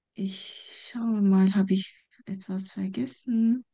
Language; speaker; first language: German; non-native, fluent; Turkish